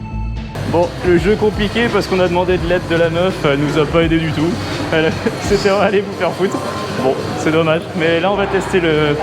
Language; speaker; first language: French; native; French